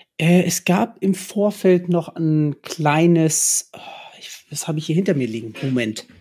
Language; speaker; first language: German; early bilingual, other home language; English